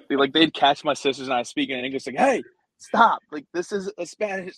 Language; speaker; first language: English; early bilingual, other home language; Spanish